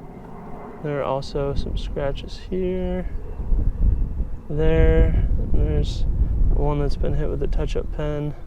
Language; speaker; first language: English; native; English